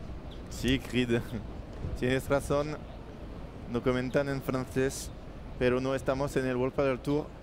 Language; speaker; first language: Spanish; non-native, learner; French